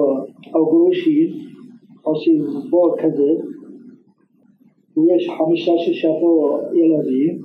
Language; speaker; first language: Hebrew; non-native, fluent; Arabic